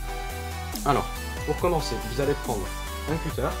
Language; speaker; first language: French; native; French